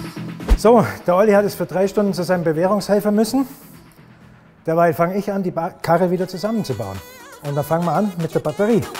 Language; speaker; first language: German; native; German